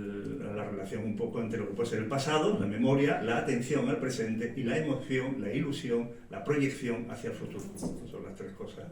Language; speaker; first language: Spanish; native; Spanish